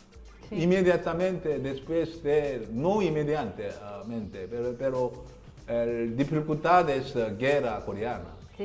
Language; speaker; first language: Spanish; non-native, learner; Korean